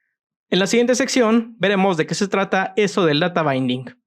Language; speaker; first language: Spanish; native; Spanish